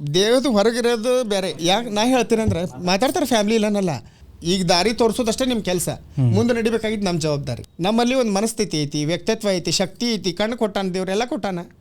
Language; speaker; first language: Kannada; native; Kannada